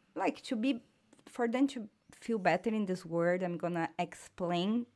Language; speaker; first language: English; non-native, fluent; Portuguese